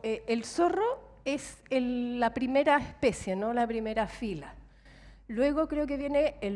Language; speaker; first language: Spanish; native; Spanish